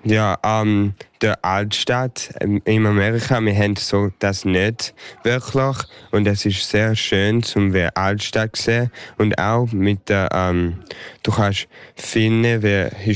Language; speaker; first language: German; early bilingual, heritage; English